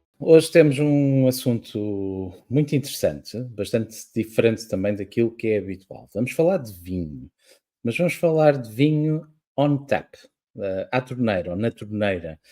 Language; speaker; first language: Portuguese; native; Portuguese